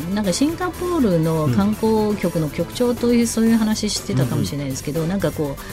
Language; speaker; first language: Japanese; non-native, fluent; Chinese